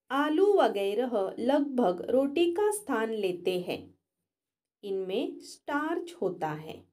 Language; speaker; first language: Hindi; non-native, local second language; Marathi